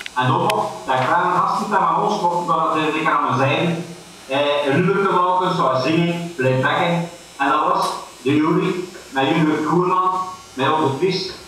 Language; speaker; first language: Dutch; native; Dutch